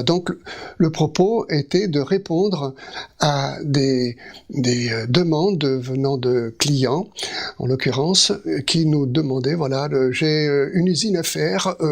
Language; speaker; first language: French; native; French